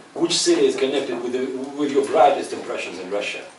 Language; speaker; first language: English; non-native, fluent; Russian